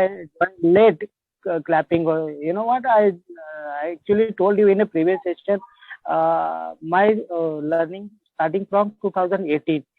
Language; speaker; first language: English; non-native, learner; Marathi